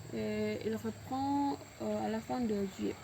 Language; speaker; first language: French; non-native, learner; Indonesian